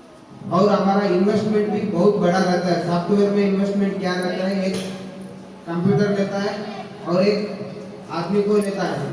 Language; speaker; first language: Hindi; non-native, local second language; Telugu